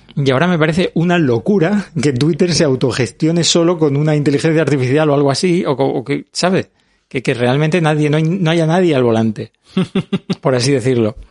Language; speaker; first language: Spanish; native; Spanish